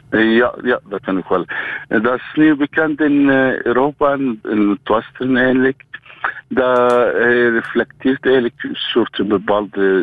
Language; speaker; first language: Dutch; non-native, fluent; Arabic